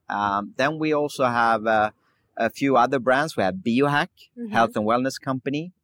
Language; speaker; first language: English; early bilingual, other home language; Swedish